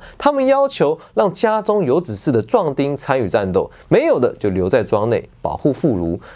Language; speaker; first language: Chinese; native; Chinese